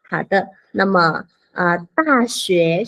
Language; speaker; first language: Chinese; non-native, fluent; Vietnamese